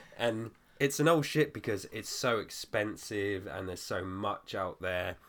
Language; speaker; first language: English; native; English